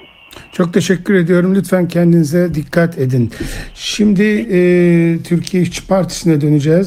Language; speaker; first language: Turkish; native; Turkish